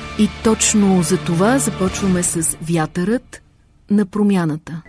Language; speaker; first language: Bulgarian; native; Bulgarian